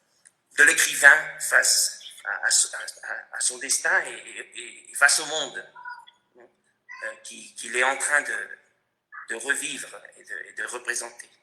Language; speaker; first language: French; non-native, fluent; Spanish